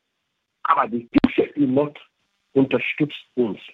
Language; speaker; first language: German; non-native, local second language; French